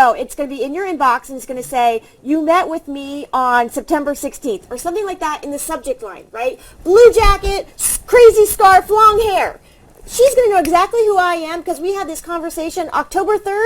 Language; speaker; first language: English; native; English